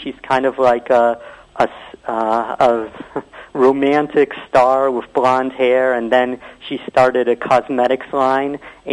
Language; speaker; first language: English; native; English